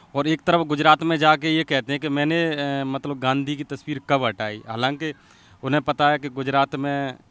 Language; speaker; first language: Hindi; native; Hindi